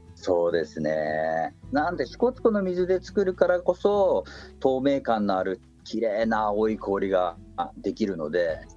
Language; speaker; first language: Japanese; native; Japanese